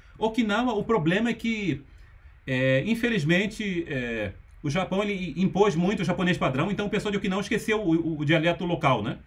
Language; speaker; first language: Portuguese; native; Portuguese